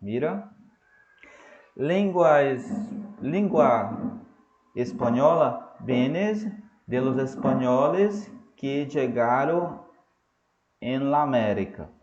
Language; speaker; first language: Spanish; non-native, fluent; Portuguese